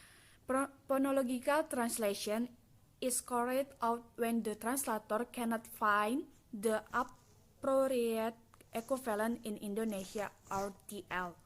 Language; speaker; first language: English; non-native, learner; Indonesian